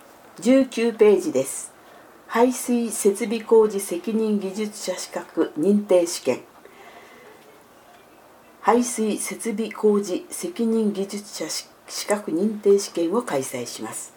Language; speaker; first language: Japanese; native; Japanese